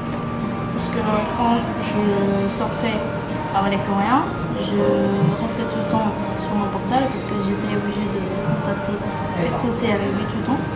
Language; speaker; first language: French; non-native, fluent; Korean